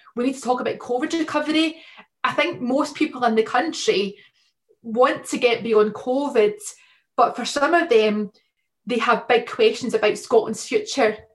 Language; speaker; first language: English; native; English